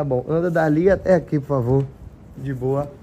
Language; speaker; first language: Portuguese; native; Portuguese